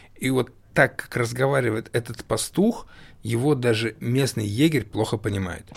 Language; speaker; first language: Russian; native; Russian